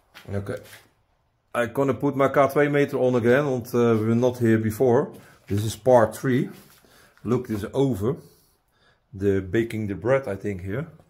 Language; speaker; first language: English; non-native, learner; Dutch